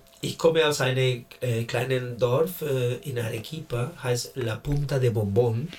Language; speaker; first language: German; non-native, learner; Spanish